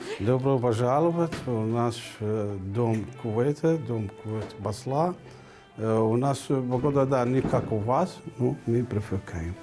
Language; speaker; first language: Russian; non-native, learner; Arabic